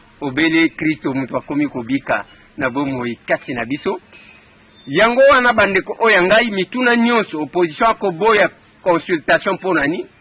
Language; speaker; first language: Lingala; native; Lingala